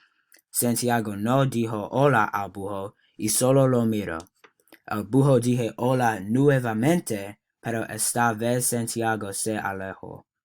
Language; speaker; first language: Spanish; non-native, learner; English